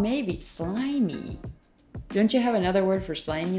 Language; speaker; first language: English; native; English